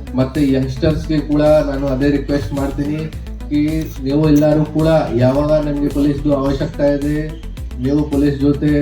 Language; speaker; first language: Kannada; non-native, fluent; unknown